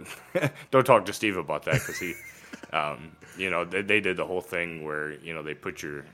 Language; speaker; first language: English; native; English